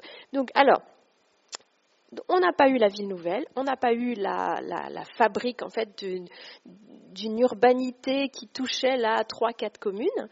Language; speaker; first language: French; native; French